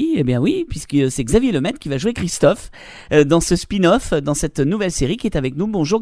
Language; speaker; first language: French; native; French